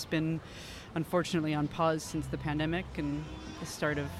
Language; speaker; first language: English; native; English